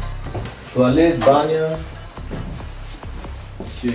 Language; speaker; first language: Russian; non-native, local second language; Tajik